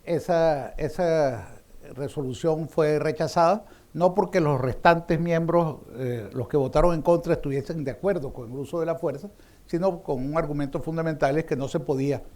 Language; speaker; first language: Spanish; native; Spanish